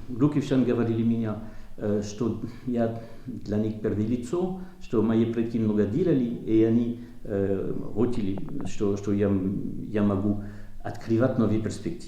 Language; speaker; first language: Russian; non-native, learner; French